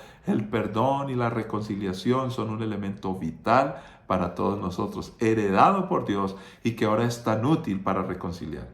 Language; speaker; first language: Spanish; native; Spanish